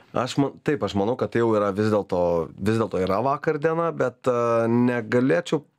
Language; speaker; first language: Lithuanian; native; Lithuanian